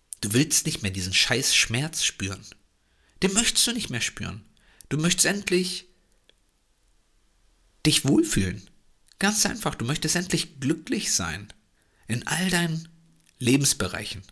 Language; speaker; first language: German; native; German